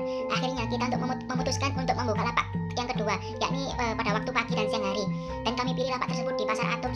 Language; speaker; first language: Indonesian; native; Indonesian